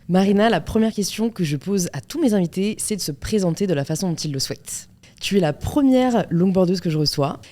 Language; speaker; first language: French; native; French